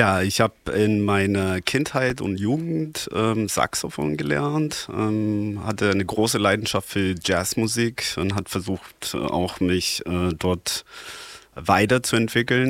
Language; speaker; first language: German; non-native, fluent; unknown